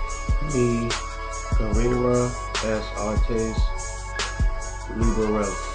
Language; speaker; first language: Spanish; non-native, learner; English